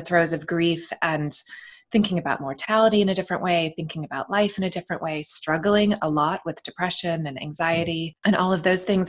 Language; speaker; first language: English; native; English